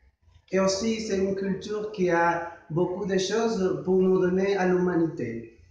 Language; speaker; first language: French; non-native, learner; Spanish